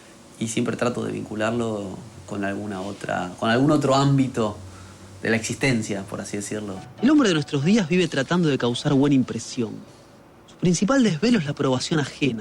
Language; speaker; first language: Spanish; native; Spanish